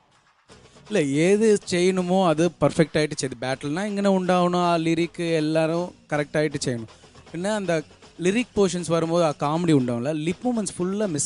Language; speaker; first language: Malayalam; non-native, local second language; Tamil